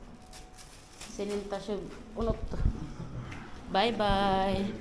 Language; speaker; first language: Turkish; non-native, learner; Filipino